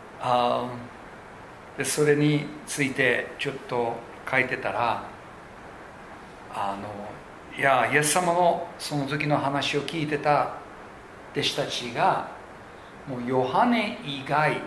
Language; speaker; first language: Japanese; non-native, local second language; English